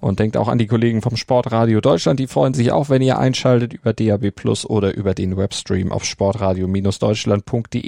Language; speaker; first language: German; native; German